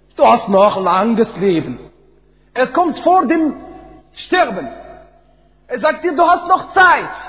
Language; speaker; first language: German; non-native, fluent; Arabic